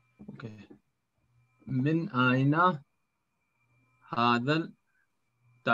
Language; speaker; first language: Arabic; non-native, learner; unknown